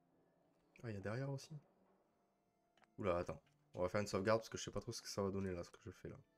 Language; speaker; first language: French; native; French